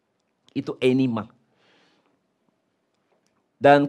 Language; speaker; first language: Indonesian; native; Indonesian